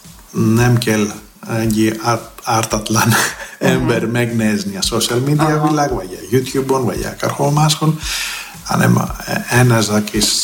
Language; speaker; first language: Hungarian; non-native, learner; Greek